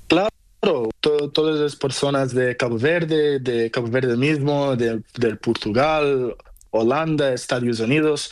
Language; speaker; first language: Spanish; non-native, learner; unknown